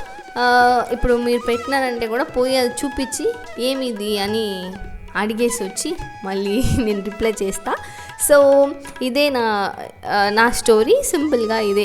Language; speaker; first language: Telugu; non-native, learner; Tamil